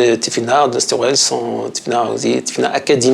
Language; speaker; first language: French; non-native, local second language; Berber languages